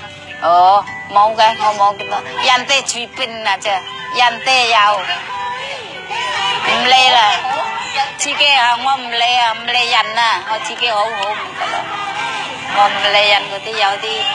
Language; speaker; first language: Cantonese; non-native, learner; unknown